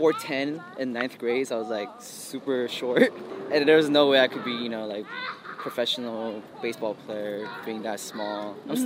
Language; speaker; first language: English; early bilingual, other home language; Korean